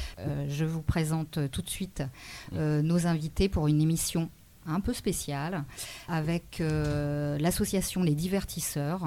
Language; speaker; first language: French; native; French